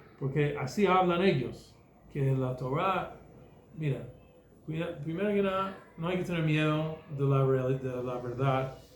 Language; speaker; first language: Spanish; non-native, fluent; English